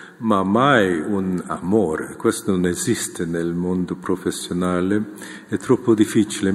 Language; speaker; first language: Italian; non-native, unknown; Korean